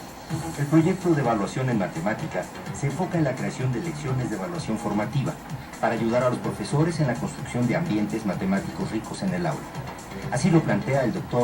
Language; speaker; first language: Spanish; native; Spanish